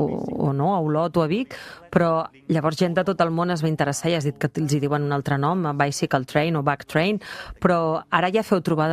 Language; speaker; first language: Catalan; native; Catalan